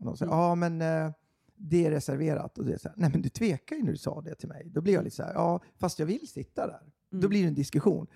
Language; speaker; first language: Swedish; native; Swedish